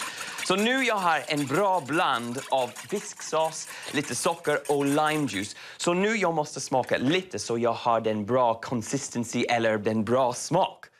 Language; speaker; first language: Swedish; non-native, learner; English